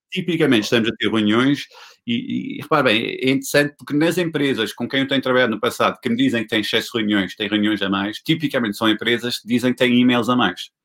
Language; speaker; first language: Portuguese; non-native, fluent; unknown